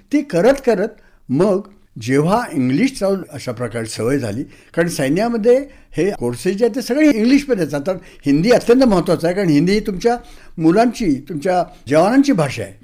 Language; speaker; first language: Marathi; native; Marathi